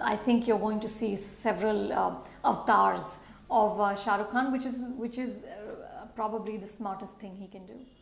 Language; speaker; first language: English; non-native, local second language; Hindi